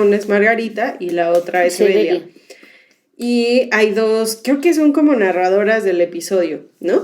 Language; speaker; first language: Spanish; native; Spanish